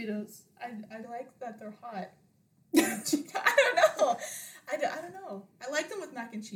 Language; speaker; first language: English; native; English